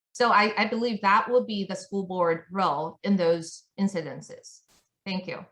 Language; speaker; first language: English; non-native, fluent; Chinese